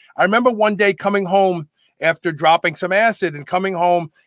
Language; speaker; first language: English; native; English